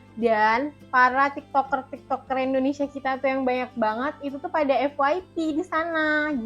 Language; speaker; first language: Indonesian; native; Indonesian